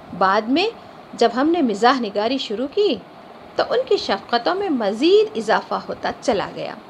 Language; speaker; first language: Urdu; native; Urdu